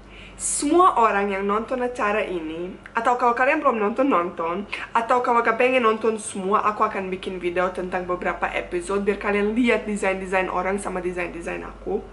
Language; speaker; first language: Indonesian; non-native, fluent; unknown